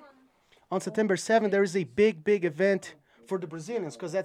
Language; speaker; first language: English; non-native, fluent; Portuguese